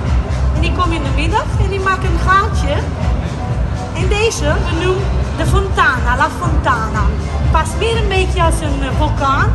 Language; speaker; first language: Dutch; non-native, learner; Italian